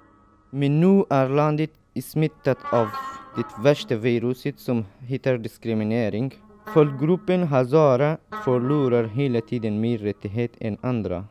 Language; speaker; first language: Swedish; non-native, learner; Persian